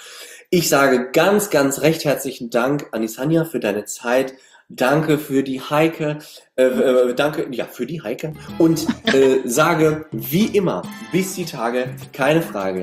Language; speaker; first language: German; native; German